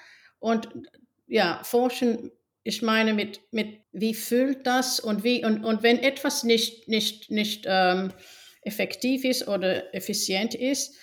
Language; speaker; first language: German; non-native, fluent; English